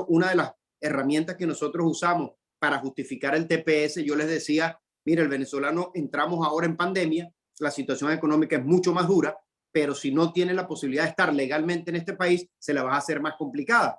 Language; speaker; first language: Spanish; native; Spanish